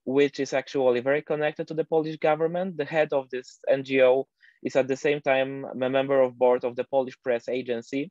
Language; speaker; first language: English; non-native, fluent; Polish